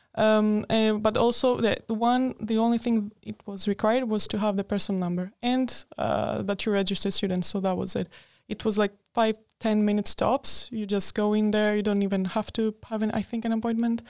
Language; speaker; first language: English; non-native, fluent; Greek